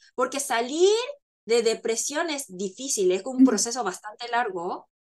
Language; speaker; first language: Spanish; non-native, fluent; Korean